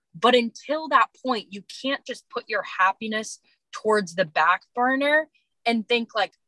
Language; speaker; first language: English; native; English